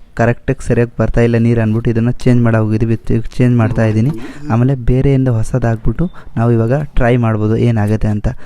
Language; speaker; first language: Kannada; non-native, local second language; Bangla